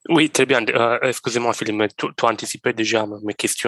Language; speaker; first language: French; non-native, learner; Romanian